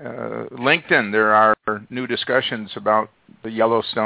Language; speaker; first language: English; native; English